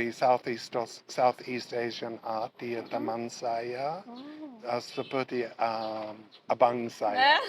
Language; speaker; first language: Indonesian; non-native, learner; English